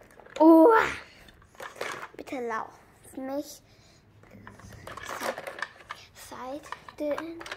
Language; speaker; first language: German; early bilingual, other home language; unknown